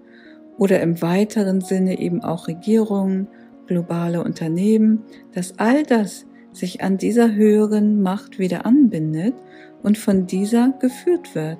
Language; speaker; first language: German; native; German